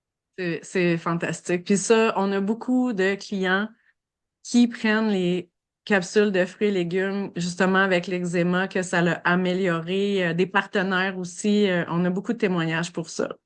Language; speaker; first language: French; native; French